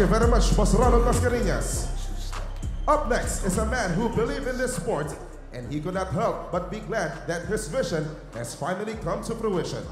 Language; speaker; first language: English; non-native, local second language; Filipino